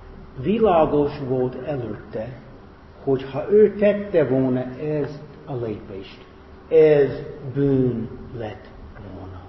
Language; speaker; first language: Hungarian; non-native, fluent; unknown